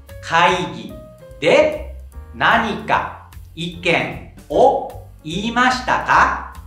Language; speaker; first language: Japanese; non-native, fluent; Indonesian